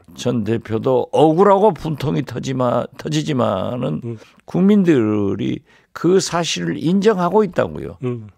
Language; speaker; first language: Korean; native; Korean